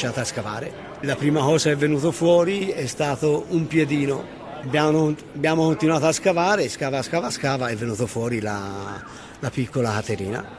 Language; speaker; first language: Italian; native; Italian